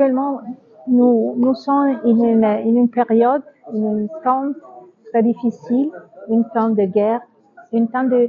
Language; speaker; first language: French; non-native, fluent; Italian